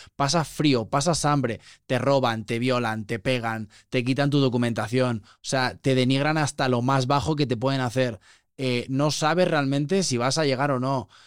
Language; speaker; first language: Spanish; native; Spanish